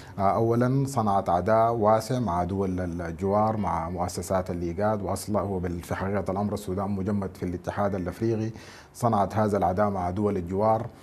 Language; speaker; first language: Arabic; native; Arabic